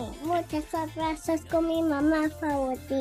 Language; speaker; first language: Spanish; early bilingual, heritage; Spanish